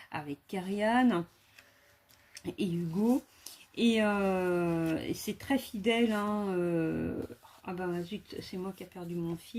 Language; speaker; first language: French; native; French